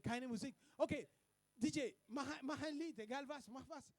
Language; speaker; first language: German; non-native, fluent; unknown